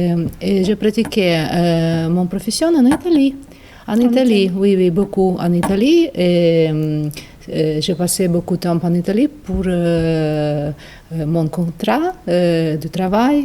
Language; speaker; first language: French; non-native, fluent; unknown